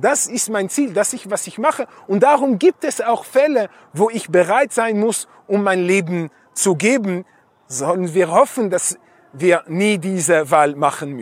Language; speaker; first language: German; non-native, fluent; Hebrew